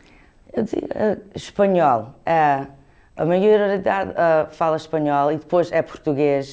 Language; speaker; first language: Portuguese; early bilingual, heritage; Portuguese